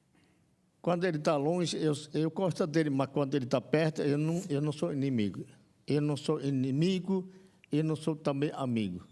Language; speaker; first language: Portuguese; non-native, local second language; Yanomámi